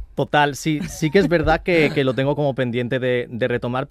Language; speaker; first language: Spanish; native; Spanish